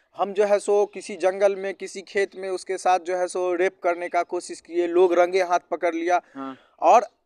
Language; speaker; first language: Hindi; native; Hindi